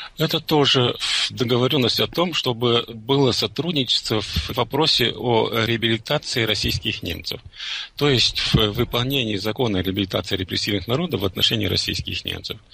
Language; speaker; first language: Russian; non-native, local second language; German